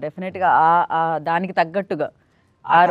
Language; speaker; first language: Telugu; native; Telugu